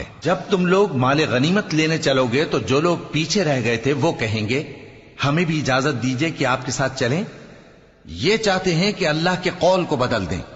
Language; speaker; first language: Urdu; native; Urdu